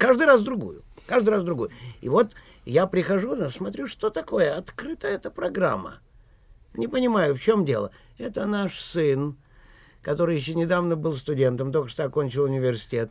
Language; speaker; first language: Russian; native; Russian